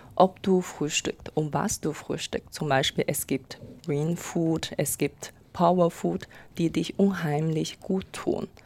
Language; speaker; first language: German; non-native, fluent; Chinese